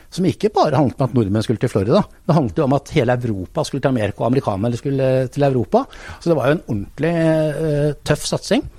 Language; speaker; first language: Norwegian; native; Norwegian